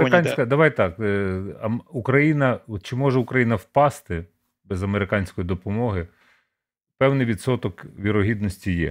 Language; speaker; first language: Ukrainian; native; Ukrainian